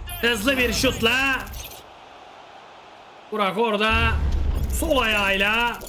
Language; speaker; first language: Turkish; native; Turkish